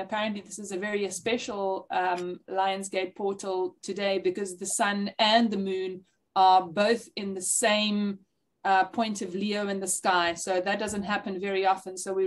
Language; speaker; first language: English; native; English